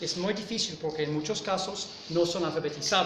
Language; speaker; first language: Spanish; non-native, fluent; English